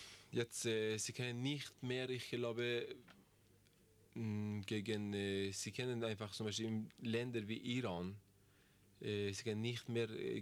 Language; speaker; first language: German; non-native, learner; Persian